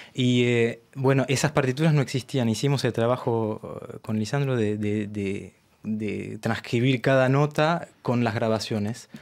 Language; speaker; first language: Spanish; early bilingual, heritage; Spanish